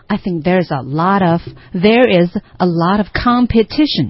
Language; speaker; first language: English; non-native, fluent; Chinese